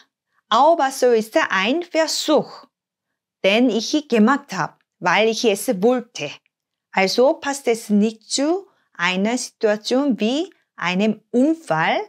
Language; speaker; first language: German; non-native, fluent; Korean